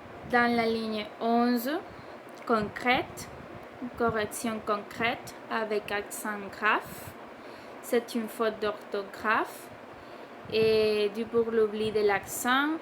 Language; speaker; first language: French; non-native, learner; Spanish